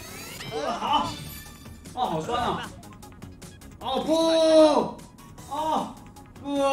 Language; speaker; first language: Chinese; native; Chinese